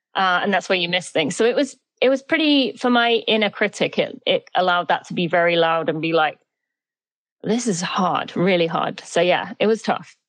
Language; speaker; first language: English; native; English